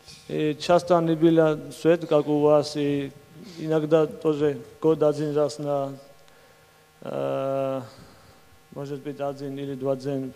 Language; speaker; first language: Russian; non-native, learner; Georgian